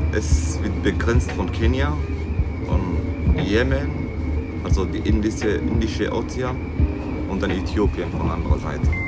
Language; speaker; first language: German; non-native, learner; Somali